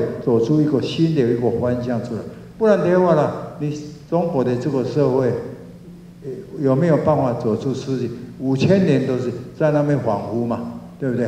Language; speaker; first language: Chinese; non-native, local second language; Min Nan Chinese